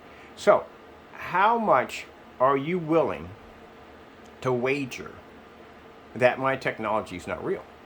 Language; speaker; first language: English; native; English